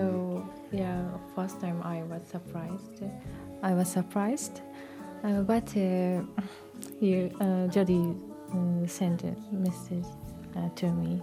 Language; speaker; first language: English; non-native, learner; Japanese